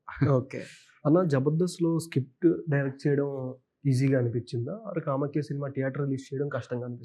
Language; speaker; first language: Telugu; native; Telugu